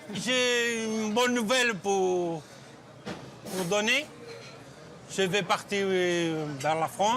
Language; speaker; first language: French; non-native, fluent; Spanish